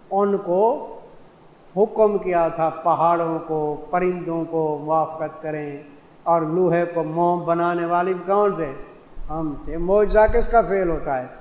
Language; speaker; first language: Urdu; non-native, local second language; Saraiki